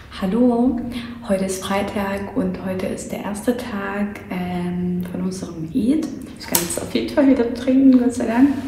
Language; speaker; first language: German; early bilingual, other home language; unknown